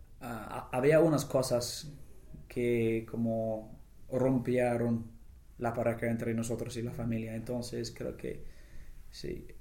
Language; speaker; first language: Spanish; non-native, fluent; English